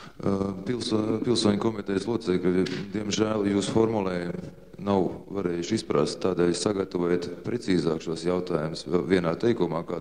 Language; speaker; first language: Latvian; native; Latvian